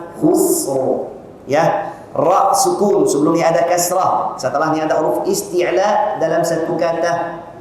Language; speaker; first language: Malay; non-native, fluent; Arabic